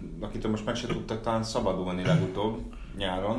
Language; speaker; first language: Hungarian; native; Hungarian